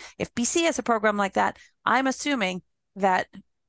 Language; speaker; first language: English; native; English